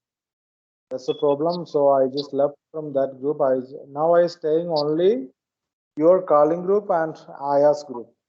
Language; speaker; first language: English; non-native, learner; Malayalam